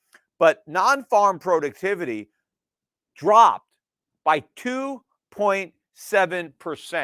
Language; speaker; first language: English; native; English